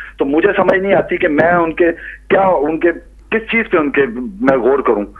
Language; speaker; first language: Urdu; native; Urdu